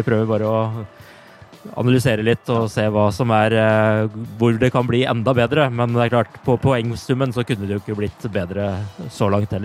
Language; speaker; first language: Norwegian; native; Norwegian